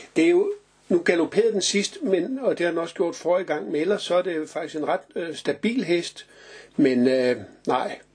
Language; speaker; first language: Danish; native; Danish